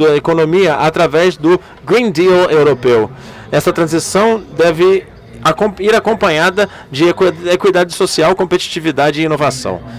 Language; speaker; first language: Portuguese; non-native, learner; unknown